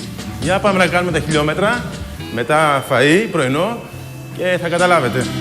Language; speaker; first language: Greek; native; Greek